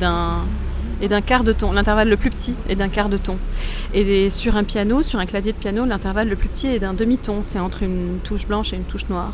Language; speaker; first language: French; non-native, local second language; Arabic